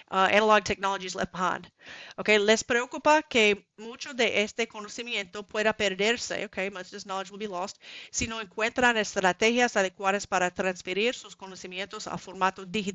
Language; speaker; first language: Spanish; non-native, learner; English